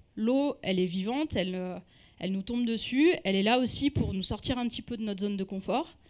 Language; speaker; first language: French; native; French